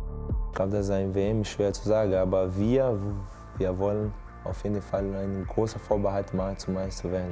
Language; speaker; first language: German; non-native, learner; Portuguese